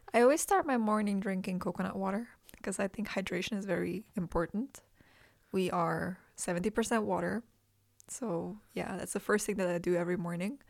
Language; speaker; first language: English; non-native, fluent; Indonesian